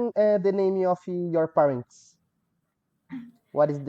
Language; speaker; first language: English; non-native, learner; Portuguese